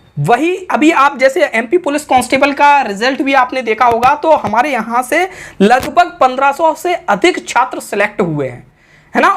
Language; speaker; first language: Hindi; native; Hindi